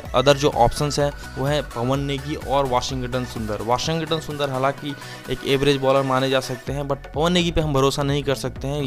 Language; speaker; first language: Hindi; native; Hindi